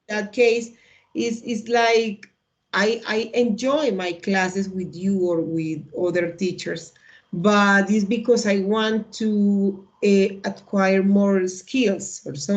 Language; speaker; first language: English; non-native, learner; Spanish